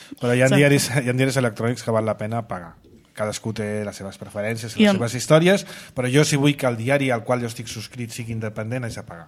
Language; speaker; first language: Catalan; native; Catalan